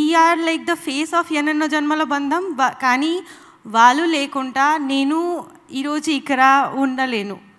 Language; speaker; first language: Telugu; non-native, local second language; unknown